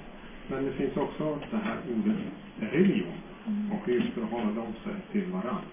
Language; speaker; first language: Swedish; non-native, fluent; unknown